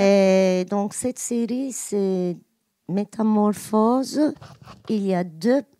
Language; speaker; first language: French; non-native, learner; Turkish